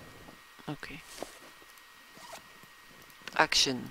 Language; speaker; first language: English; non-native, learner; French